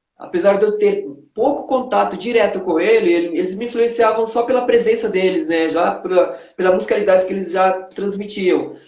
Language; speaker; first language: Portuguese; non-native, local second language; Kabuverdianu